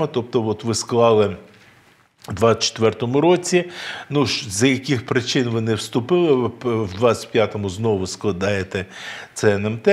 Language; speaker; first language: Ukrainian; native; Ukrainian